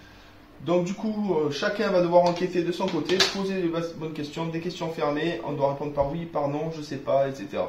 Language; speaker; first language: French; native; French